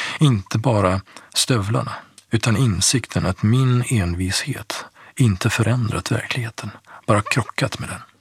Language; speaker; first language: Swedish; early bilingual, other home language; Persian